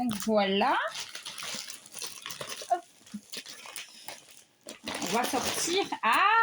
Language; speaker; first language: French; native; French